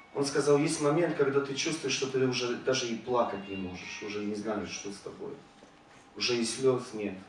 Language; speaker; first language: Russian; non-native, fluent; Polish